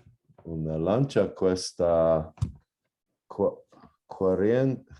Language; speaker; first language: Spanish; non-native, learner; English